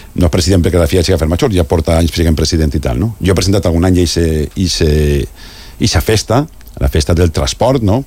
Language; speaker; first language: Catalan; native; Catalan